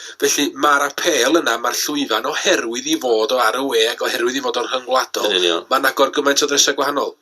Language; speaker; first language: Welsh; native; Welsh